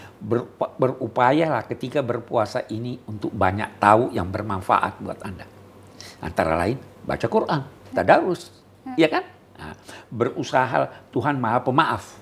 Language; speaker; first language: Indonesian; native; Indonesian